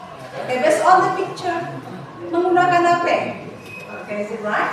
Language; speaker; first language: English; non-native, fluent; Indonesian